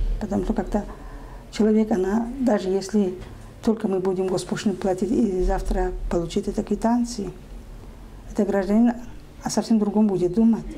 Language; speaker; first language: Russian; non-native, local second language; Tajik